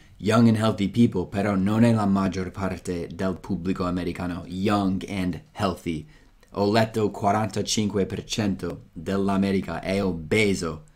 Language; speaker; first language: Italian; non-native, fluent; English